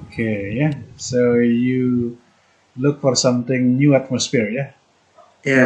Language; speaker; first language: English; non-native, fluent; Indonesian